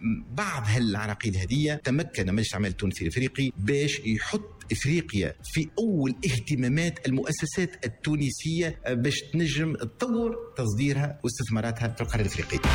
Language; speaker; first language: Arabic; native; Arabic